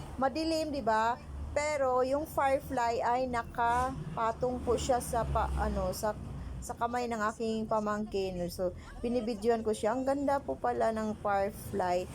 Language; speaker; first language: Filipino; non-native, local second language; Cebuano